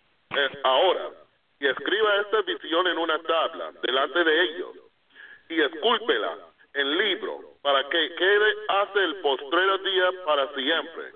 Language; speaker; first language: Spanish; non-native, fluent; English